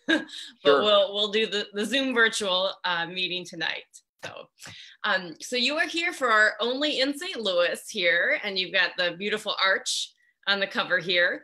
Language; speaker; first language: English; native; English